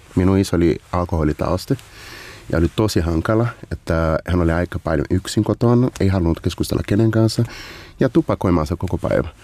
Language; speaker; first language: Finnish; non-native, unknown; Portuguese